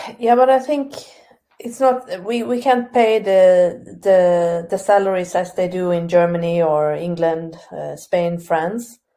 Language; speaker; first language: English; non-native, fluent; Swedish